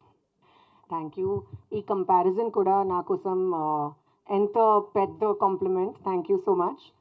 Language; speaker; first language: Telugu; non-native, fluent; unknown